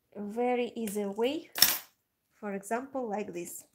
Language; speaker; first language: English; non-native, learner; Russian